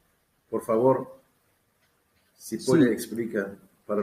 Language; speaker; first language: Spanish; non-native, learner; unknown